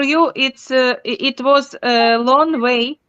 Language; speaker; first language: English; non-native, learner; Ukrainian